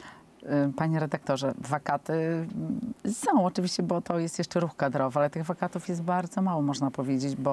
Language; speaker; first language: Polish; native; Polish